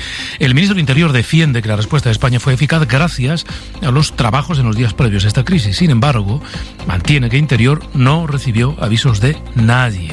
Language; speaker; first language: Spanish; native; Spanish